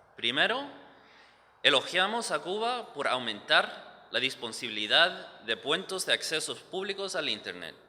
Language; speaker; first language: Spanish; early bilingual, heritage; English